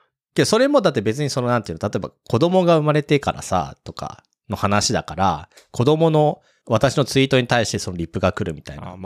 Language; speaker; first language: Japanese; native; Japanese